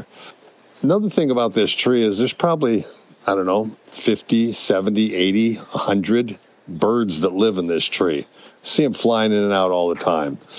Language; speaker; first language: English; native; English